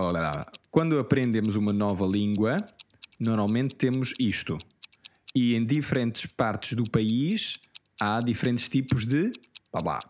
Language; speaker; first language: Portuguese; early bilingual, heritage; Portuguese